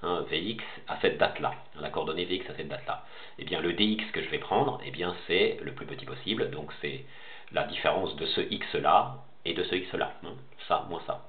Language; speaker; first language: French; native; French